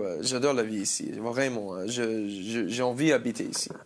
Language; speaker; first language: French; non-native, learner; English